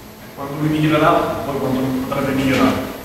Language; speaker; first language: Italian; native; Italian